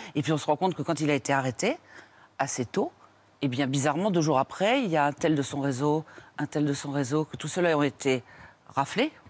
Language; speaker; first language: French; native; French